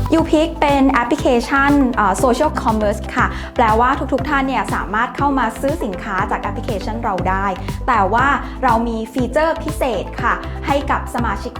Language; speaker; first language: Thai; native; Thai